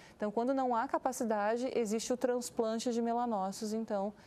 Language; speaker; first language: Portuguese; native; Portuguese